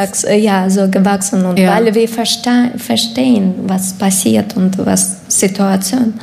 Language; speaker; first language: German; non-native, learner; Ukrainian